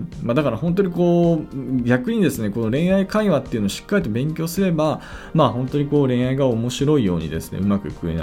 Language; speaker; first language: Japanese; native; Japanese